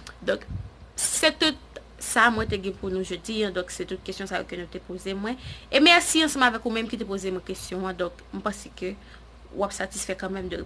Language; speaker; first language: French; non-native, learner; Haitian Creole